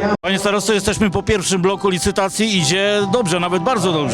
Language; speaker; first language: Polish; native; Polish